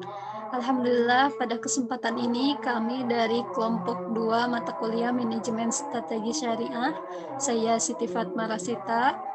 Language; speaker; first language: Indonesian; native; Indonesian